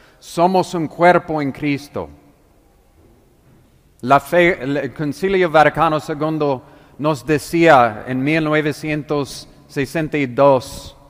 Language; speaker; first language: Spanish; non-native, fluent; English